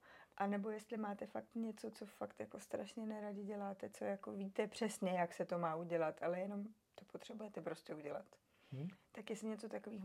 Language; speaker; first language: Czech; native; Czech